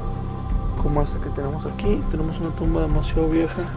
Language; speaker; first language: Spanish; native; Spanish